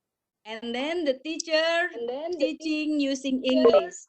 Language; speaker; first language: English; non-native, learner; Indonesian